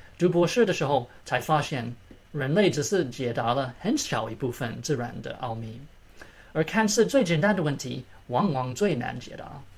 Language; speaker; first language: Chinese; early bilingual, heritage; Chinese